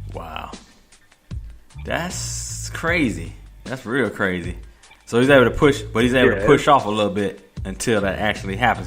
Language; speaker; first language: English; native; English